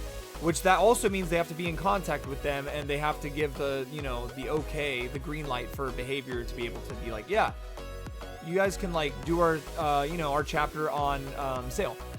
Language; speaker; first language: English; native; English